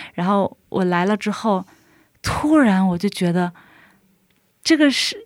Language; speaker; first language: Chinese; native; Chinese